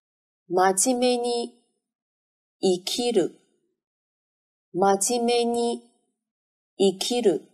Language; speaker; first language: Japanese; non-native, fluent; Chinese